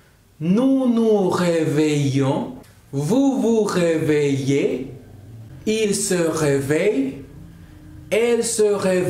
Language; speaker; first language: French; non-native, learner; Spanish